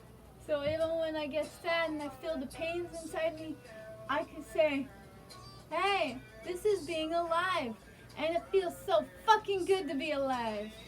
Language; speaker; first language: English; native; English